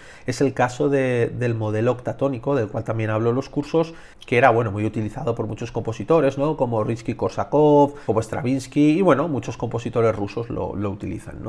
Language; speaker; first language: Spanish; native; Spanish